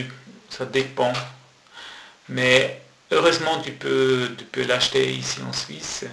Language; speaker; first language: French; non-native, local second language; German